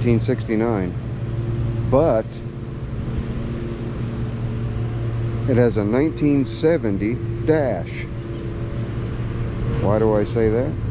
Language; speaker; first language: English; native; English